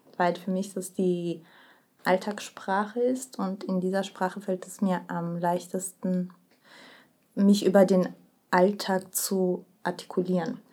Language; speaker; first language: German; early bilingual, other home language; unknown